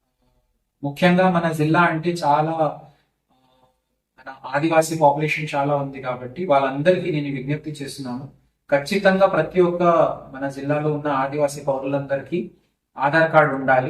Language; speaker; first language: Telugu; non-native, fluent; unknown